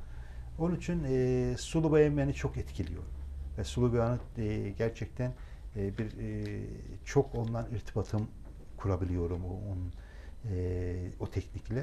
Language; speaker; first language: Turkish; non-native, local second language; Azerbaijani